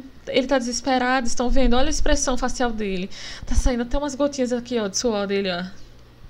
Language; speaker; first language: Portuguese; native; Portuguese